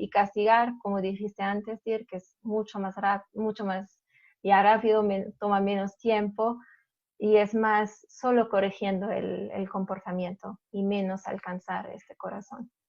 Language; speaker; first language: Spanish; non-native, fluent; German